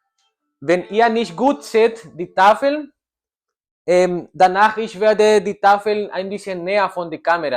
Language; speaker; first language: German; non-native, learner; Spanish